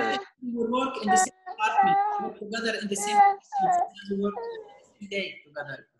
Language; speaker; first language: English; non-native, fluent; Arabic